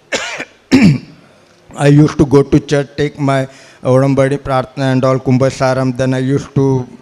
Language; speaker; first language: English; non-native, local second language; Malayalam